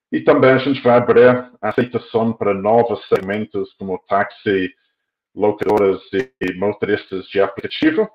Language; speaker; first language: Portuguese; non-native, fluent; English